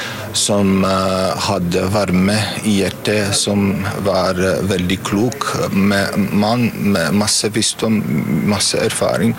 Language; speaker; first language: Norwegian; non-native, fluent; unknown